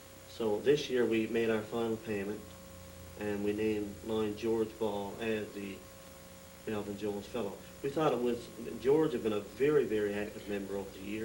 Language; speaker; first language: English; native; English